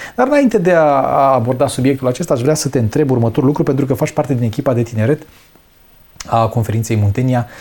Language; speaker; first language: Romanian; native; Romanian